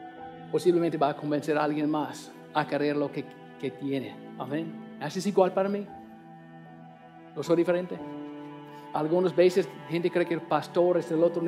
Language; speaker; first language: Spanish; non-native, learner; English